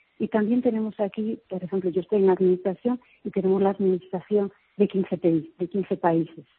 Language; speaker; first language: Spanish; native; Spanish